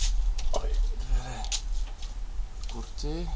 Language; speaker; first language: Russian; early bilingual, heritage; Russian